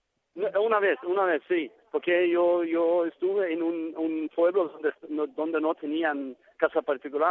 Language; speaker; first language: Spanish; non-native, learner; Norwegian